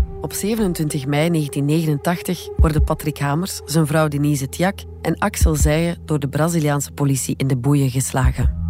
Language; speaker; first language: Dutch; native; Dutch